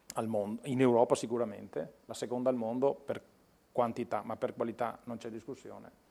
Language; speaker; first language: Italian; native; Italian